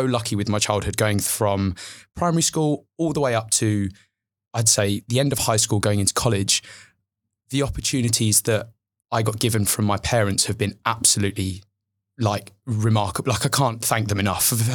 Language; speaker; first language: English; native; English